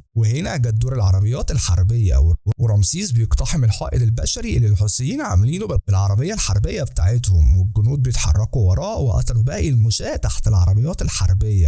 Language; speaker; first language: Arabic; native; Arabic